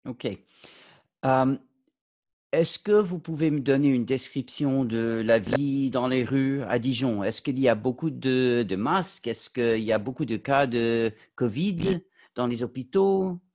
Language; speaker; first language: French; non-native, fluent; English